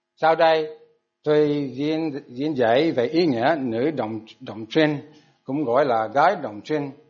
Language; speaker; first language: Vietnamese; non-native, fluent; English